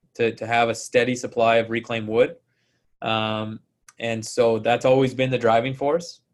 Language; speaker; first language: English; native; English